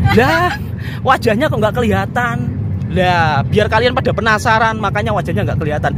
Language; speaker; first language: Indonesian; native; Indonesian